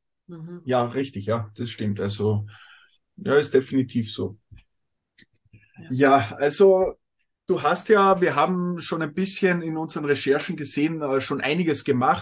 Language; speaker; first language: German; native; German